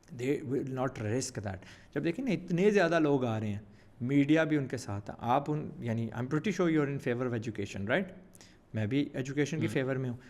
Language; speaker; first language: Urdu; early bilingual, heritage; Urdu